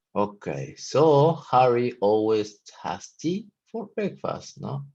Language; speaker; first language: English; non-native, fluent; Spanish